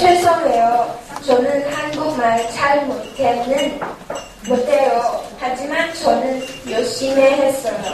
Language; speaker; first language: Korean; non-native, learner; English